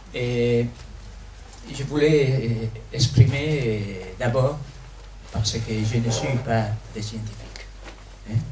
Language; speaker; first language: French; non-native, fluent; Spanish